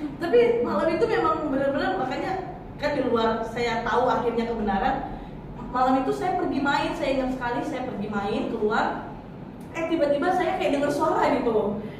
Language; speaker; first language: Indonesian; native; Indonesian